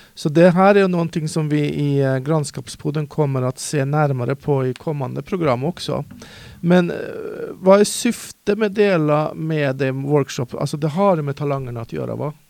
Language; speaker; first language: Swedish; native; Swedish